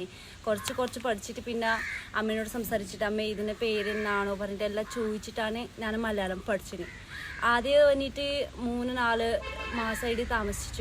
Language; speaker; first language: Malayalam; non-native, local second language; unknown